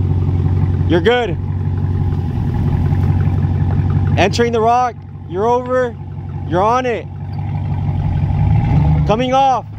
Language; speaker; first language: English; native; English